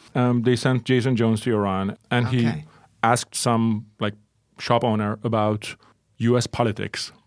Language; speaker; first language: English; early bilingual, other home language; Persian